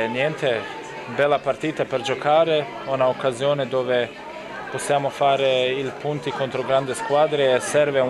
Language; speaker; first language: Italian; non-native, learner; Bosnian